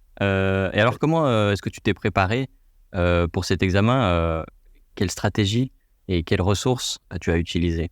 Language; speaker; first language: French; native; French